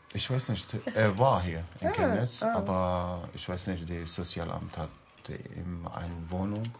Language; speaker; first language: German; non-native, learner; Arabic